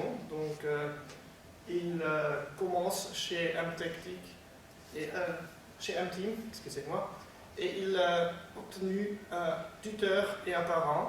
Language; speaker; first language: French; non-native, learner; Dutch